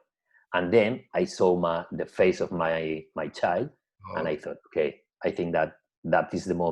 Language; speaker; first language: English; non-native, learner; Spanish